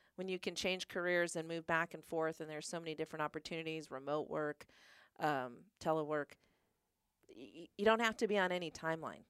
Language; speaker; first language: English; native; English